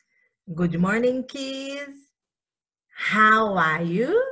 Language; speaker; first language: English; non-native, learner; Portuguese